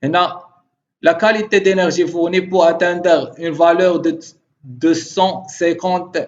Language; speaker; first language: French; non-native, local second language; Arabic